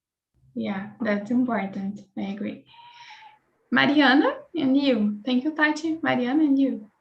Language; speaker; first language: English; non-native, fluent; Portuguese